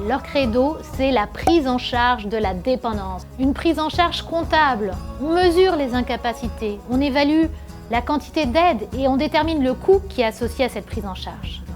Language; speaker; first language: French; native; French